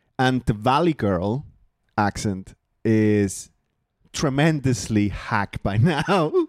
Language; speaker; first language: English; non-native, fluent; Swiss German